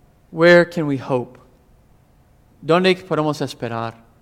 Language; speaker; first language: Spanish; non-native, fluent; English